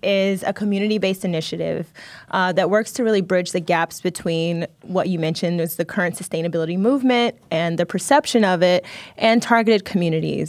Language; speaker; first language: English; native; English